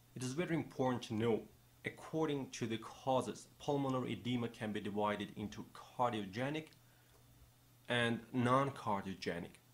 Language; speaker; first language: English; non-native, fluent; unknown